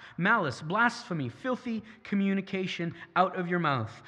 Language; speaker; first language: English; native; English